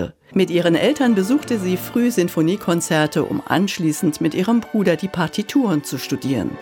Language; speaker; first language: German; native; German